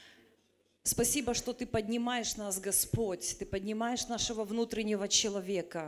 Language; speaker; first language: Russian; native; Russian